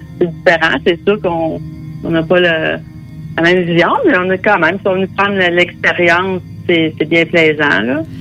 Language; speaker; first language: French; native; French